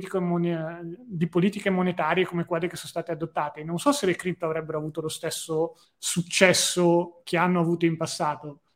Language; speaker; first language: Italian; native; Italian